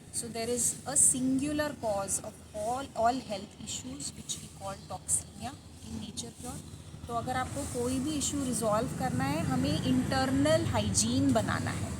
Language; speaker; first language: Hindi; native; Hindi